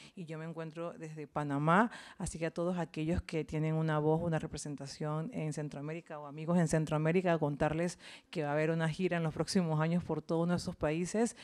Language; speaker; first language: Spanish; native; Spanish